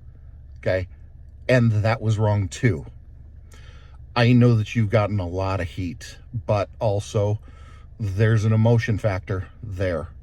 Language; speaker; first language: English; native; English